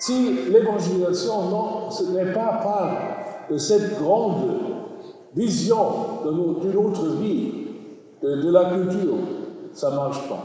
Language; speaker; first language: French; non-native, learner; German